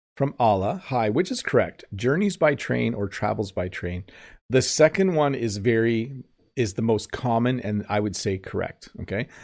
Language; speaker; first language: English; native; English